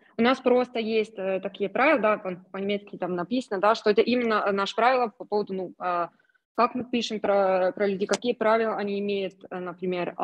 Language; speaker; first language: Russian; non-native, fluent; German